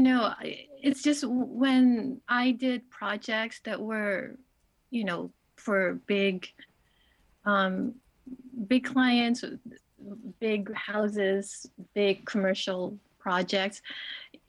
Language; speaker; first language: English; early bilingual, other home language; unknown